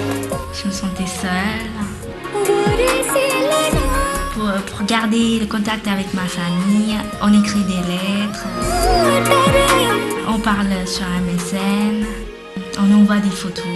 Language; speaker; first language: French; non-native, learner; Tamil